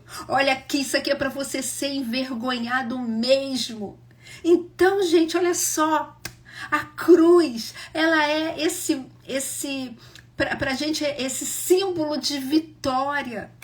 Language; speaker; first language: Portuguese; native; Portuguese